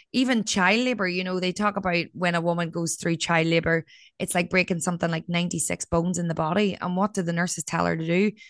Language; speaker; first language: English; native; English